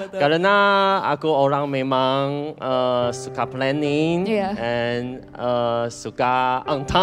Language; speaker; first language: Indonesian; non-native, fluent; Chinese